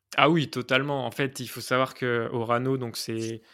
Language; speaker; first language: French; native; French